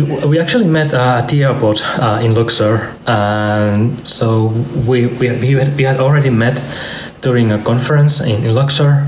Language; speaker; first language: English; non-native, fluent; Finnish